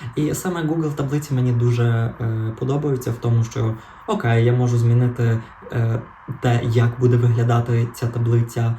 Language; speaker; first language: Ukrainian; non-native, local second language; Russian